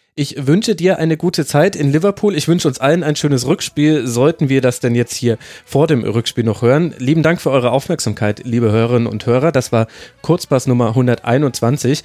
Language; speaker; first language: German; native; German